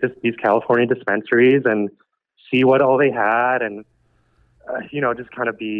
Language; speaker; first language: English; native; English